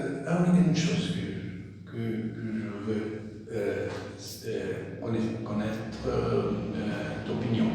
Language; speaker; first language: French; non-native, learner; Portuguese